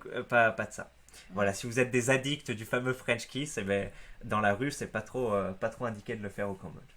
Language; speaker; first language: French; native; French